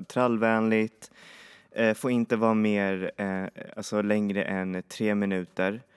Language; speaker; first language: Swedish; native; Swedish